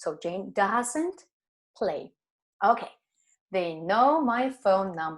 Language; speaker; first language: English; non-native, fluent; Spanish